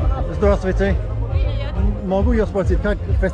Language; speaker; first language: Russian; non-native, learner; English